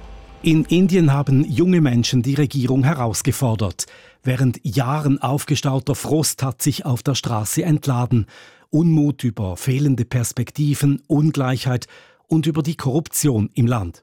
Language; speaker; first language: German; native; German